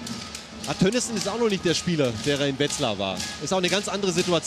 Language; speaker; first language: German; native; German